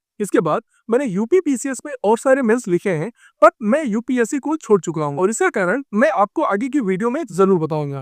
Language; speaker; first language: Hindi; native; Hindi